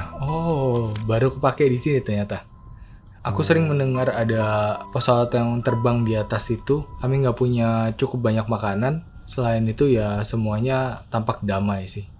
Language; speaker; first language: Indonesian; native; Indonesian